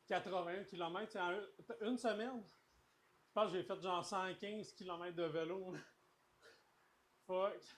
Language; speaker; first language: French; native; French